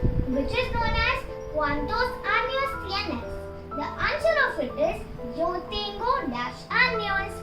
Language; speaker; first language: Spanish; non-native, learner; Hindi